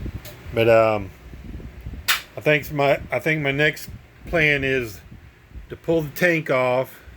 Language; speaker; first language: English; native; English